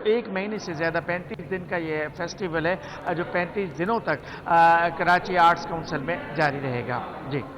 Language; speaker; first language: Urdu; native; Urdu